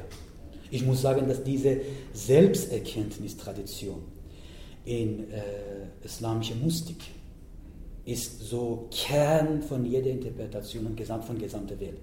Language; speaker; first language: German; non-native, learner; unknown